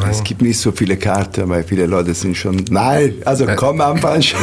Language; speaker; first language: German; non-native, learner; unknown